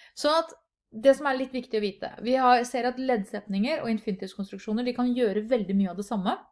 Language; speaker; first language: Norwegian; native; Norwegian